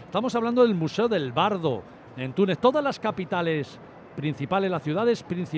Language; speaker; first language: Spanish; native; Spanish